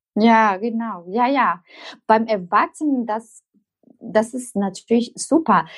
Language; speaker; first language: German; non-native, fluent; Spanish